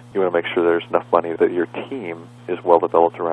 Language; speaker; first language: English; native; English